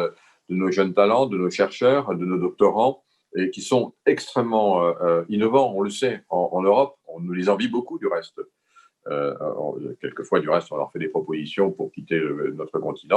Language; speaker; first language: French; native; French